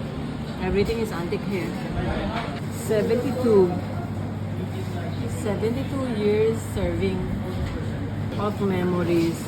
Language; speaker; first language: English; non-native, local second language; Filipino